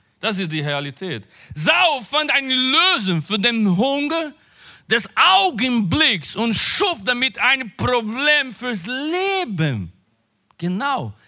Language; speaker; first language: German; non-native, learner; Portuguese